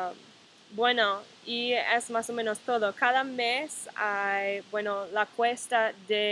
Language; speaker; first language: Spanish; non-native, fluent; English